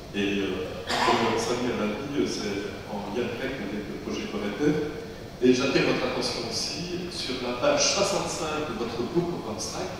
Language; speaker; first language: French; native; French